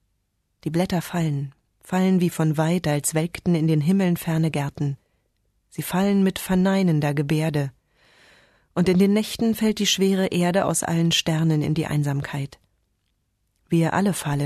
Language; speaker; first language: German; native; German